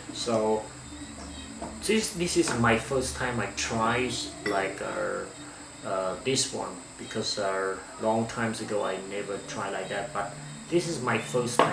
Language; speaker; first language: English; non-native, learner; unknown